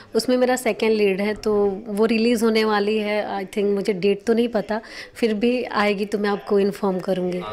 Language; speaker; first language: Hindi; non-native, local second language; Bhojpuri